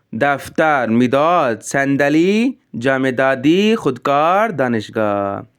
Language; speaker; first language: Persian; non-native, fluent; Urdu